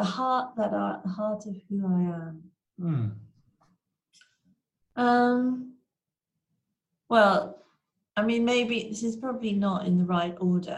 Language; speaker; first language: English; native; English